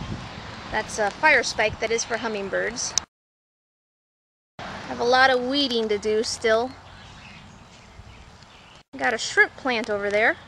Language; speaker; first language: English; native; English